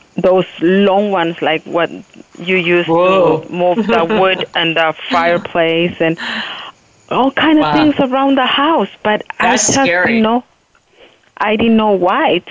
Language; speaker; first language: English; non-native, fluent; Spanish